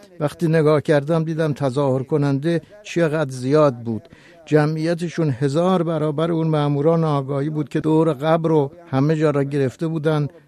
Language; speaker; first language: Persian; non-native, local second language; Kurdish